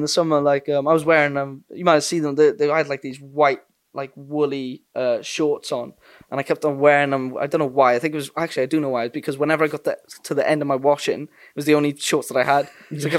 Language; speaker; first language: English; native; English